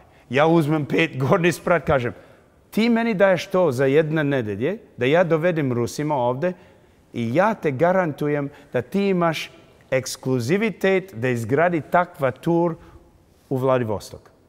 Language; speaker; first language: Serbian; early bilingual, heritage; English